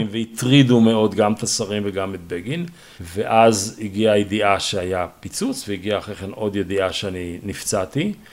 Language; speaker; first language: Hebrew; native; Hebrew